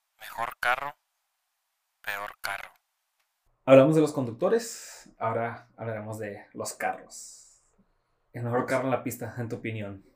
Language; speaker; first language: Spanish; native; Spanish